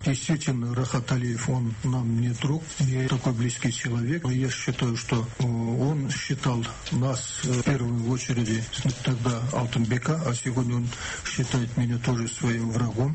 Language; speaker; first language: Russian; non-native, local second language; Kazakh